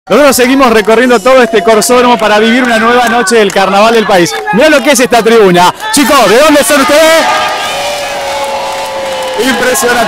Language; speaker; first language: Spanish; native; Spanish